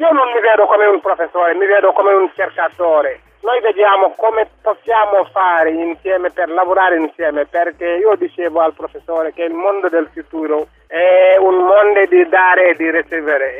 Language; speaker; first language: Italian; non-native, fluent; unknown